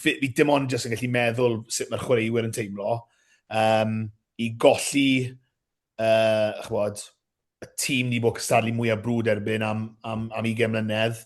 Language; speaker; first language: Welsh; native; Welsh